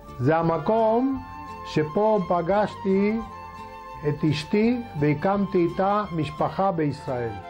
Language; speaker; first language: Hebrew; non-native, fluent; Spanish